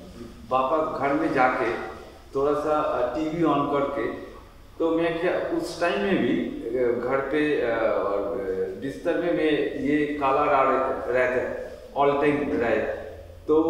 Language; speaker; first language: Hindi; non-native, local second language; Bangla